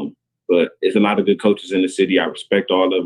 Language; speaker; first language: English; native; English